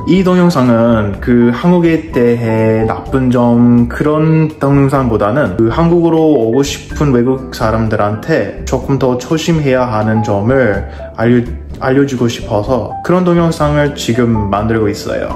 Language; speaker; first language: Korean; non-native, fluent; English